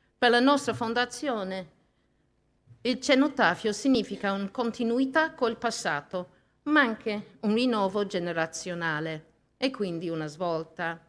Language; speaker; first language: Italian; non-native, fluent; English